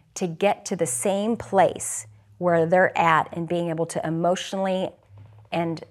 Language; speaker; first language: English; native; English